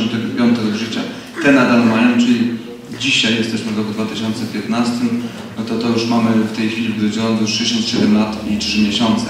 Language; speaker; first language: Polish; native; Polish